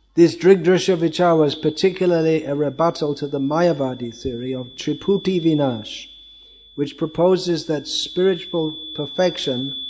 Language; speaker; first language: English; native; English